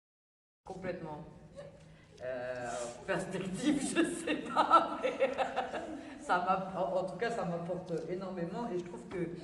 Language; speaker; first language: French; native; French